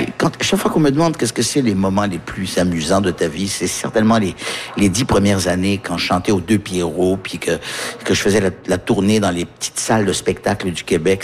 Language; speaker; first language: French; early bilingual, other home language; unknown